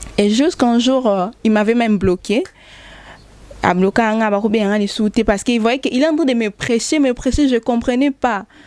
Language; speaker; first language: French; non-native, local second language; Lingala